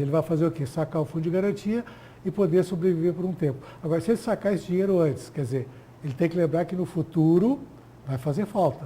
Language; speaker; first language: Portuguese; native; Portuguese